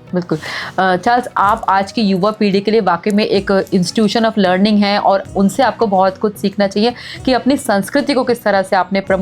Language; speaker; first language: Hindi; native; Hindi